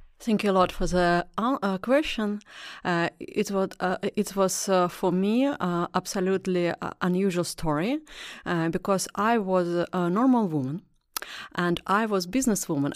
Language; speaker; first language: English; non-native, learner; Russian